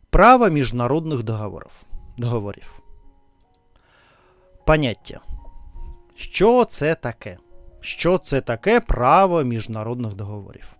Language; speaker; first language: Ukrainian; non-native, learner; Russian